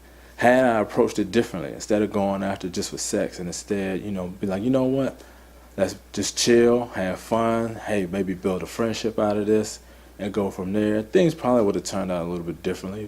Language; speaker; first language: English; native; English